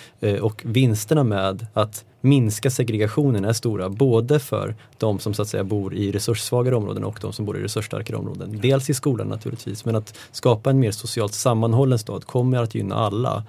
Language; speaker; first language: Swedish; native; Swedish